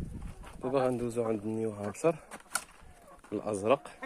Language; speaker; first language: Arabic; native; Arabic